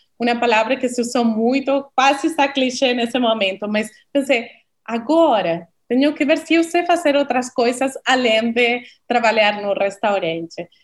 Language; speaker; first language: Portuguese; non-native, fluent; Spanish